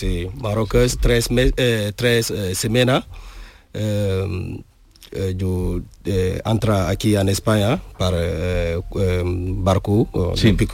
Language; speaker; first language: Spanish; non-native, learner; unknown